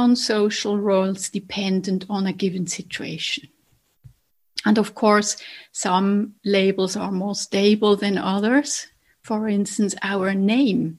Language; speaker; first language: English; non-native, fluent; German